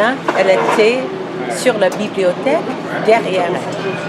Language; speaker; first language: French; non-native, fluent; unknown